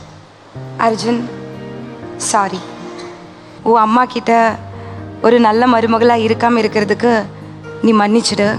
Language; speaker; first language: Tamil; native; Tamil